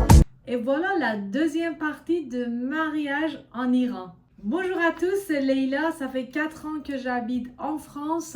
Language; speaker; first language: French; non-native, fluent; Persian